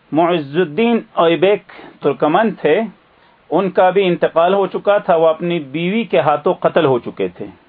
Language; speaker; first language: Urdu; native; Urdu